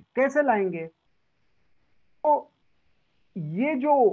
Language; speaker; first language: Hindi; non-native, local second language; Marathi